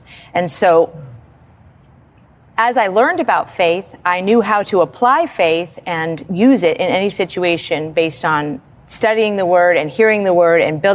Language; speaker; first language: English; native; English